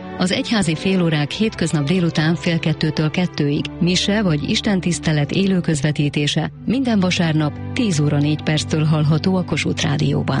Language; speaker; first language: Hungarian; native; Hungarian